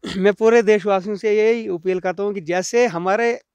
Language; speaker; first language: Hindi; native; Hindi